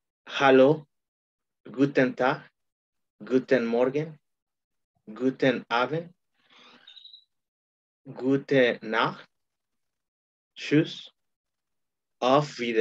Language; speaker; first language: German; non-native, learner; Spanish